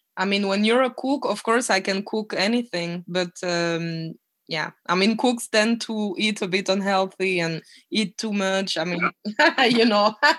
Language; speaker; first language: English; non-native, fluent; French